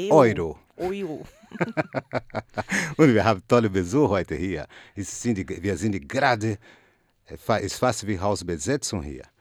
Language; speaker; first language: German; non-native, learner; Portuguese